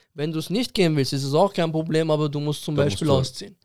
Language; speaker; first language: German; early bilingual, other home language; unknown